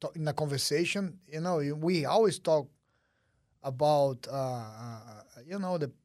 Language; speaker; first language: English; early bilingual, other home language; Portuguese